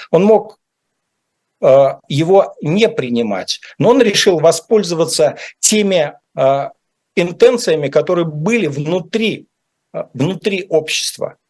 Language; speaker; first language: Russian; native; Russian